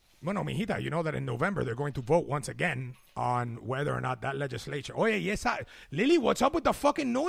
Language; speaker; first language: English; early bilingual, other home language; Spanish